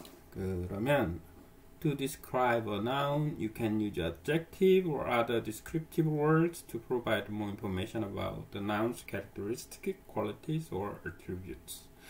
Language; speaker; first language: English; non-native, fluent; Korean